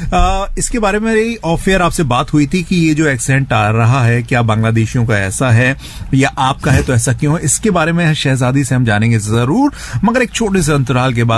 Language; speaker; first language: Hindi; native; Hindi